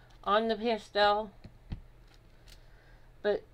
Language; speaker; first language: English; native; English